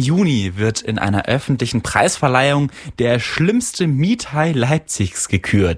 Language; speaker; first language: German; native; German